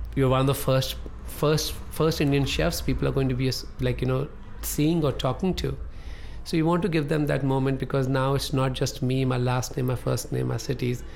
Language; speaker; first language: English; non-native, local second language; Punjabi